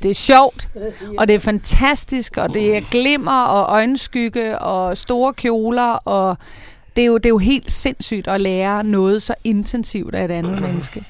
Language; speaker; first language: Danish; native; Danish